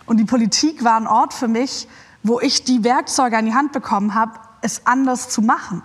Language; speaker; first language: German; native; German